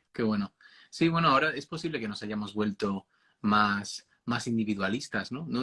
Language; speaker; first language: Spanish; native; Spanish